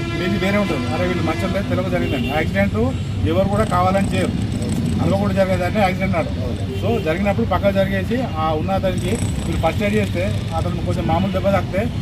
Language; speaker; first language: Telugu; native; Telugu